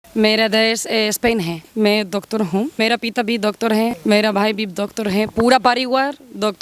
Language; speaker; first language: Hindi; non-native, learner; Spanish